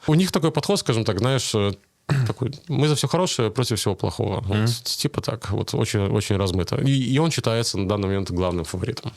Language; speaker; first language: Russian; native; Russian